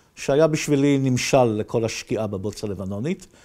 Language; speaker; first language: Hebrew; native; Hebrew